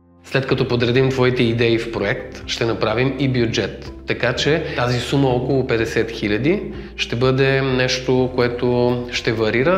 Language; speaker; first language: Bulgarian; native; Bulgarian